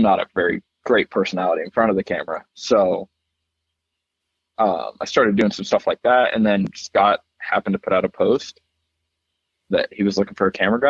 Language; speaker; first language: English; native; English